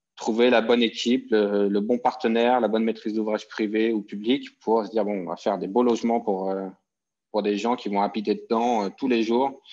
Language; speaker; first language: French; native; French